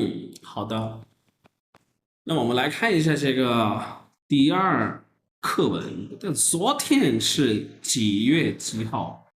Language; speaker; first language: Chinese; non-native, fluent; Urdu